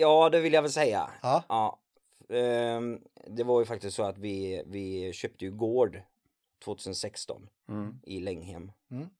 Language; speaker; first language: Swedish; native; Swedish